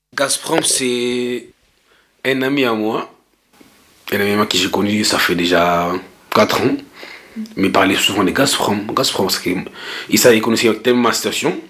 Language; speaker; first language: French; non-native, local second language; Lingala